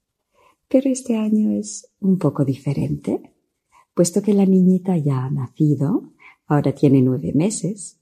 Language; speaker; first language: Spanish; non-native, fluent; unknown